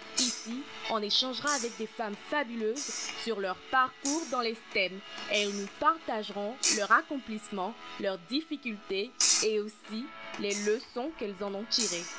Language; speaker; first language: French; native; French